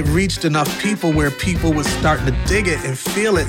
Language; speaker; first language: English; native; English